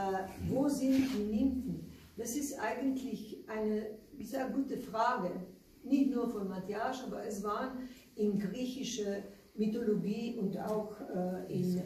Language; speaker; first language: German; non-native, learner; Slovenian